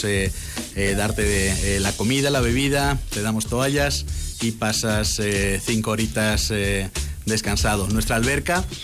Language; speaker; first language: Spanish; native; Spanish